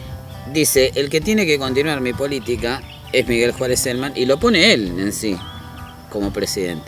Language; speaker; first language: Spanish; native; Spanish